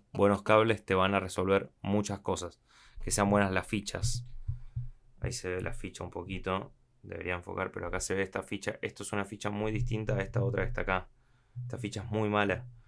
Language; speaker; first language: Spanish; native; Spanish